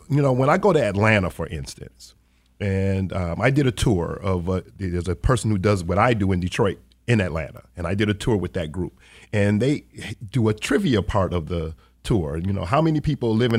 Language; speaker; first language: English; native; English